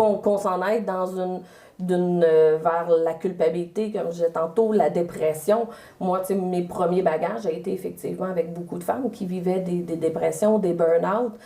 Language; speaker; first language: French; native; French